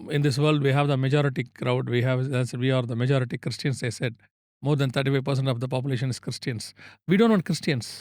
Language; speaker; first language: English; non-native, local second language; Tamil